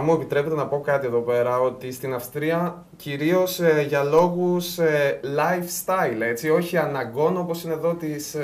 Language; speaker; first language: Greek; native; Greek